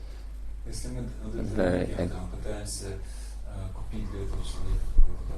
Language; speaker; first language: Russian; native; Russian